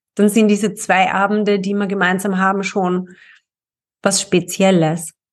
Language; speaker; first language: German; native; German